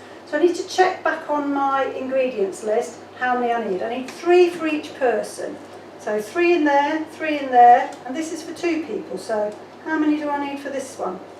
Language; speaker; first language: English; native; English